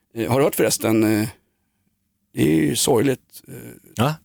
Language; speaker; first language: Swedish; native; Swedish